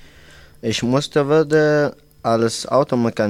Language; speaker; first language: German; non-native, learner; Tigrinya